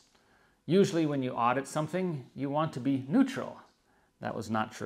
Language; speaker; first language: English; native; English